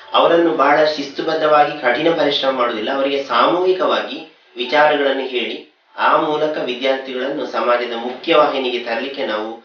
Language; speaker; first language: Kannada; native; Kannada